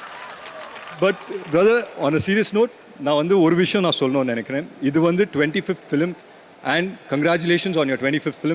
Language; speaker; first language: Tamil; native; Tamil